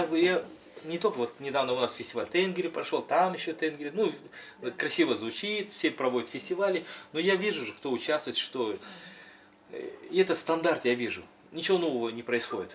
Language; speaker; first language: Russian; non-native, local second language; Kyrgyz